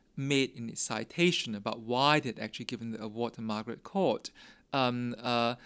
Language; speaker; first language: English; non-native, local second language; Min Nan Chinese